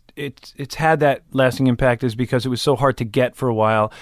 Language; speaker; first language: English; native; English